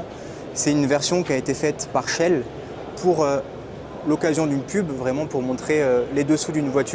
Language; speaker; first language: French; native; French